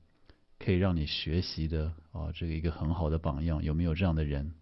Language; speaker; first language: Chinese; native; Chinese